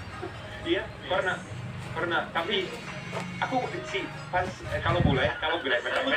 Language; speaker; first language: Indonesian; non-native, learner; English